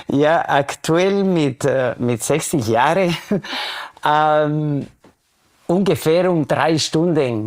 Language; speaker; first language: German; non-native, fluent; Spanish